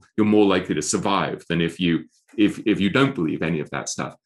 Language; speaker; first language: English; native; English